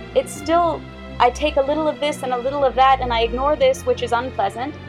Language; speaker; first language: English; native; English